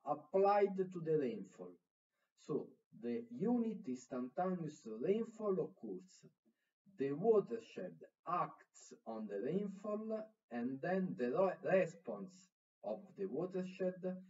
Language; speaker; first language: English; non-native, fluent; Italian